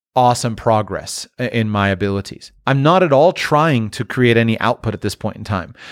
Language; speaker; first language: English; native; English